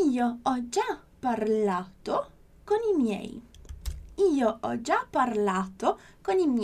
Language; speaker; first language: Italian; non-native, fluent; Portuguese